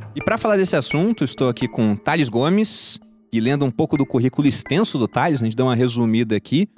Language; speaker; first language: Portuguese; native; Portuguese